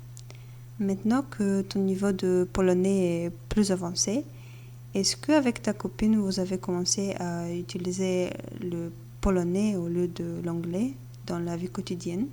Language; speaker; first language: French; non-native, fluent; Bulgarian